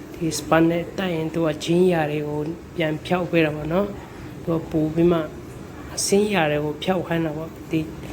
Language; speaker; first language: Burmese; non-native, local second language; Kachin